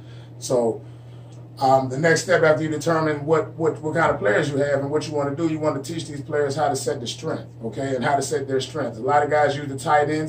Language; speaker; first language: English; native; English